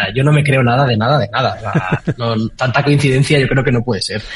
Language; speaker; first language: Spanish; native; Spanish